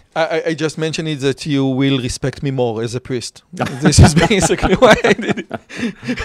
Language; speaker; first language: English; non-native, fluent; Hebrew